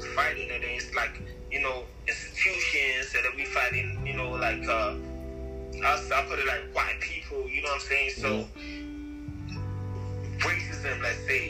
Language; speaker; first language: English; non-native, local second language; Akan